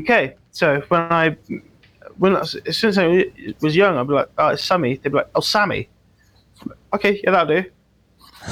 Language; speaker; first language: English; native; English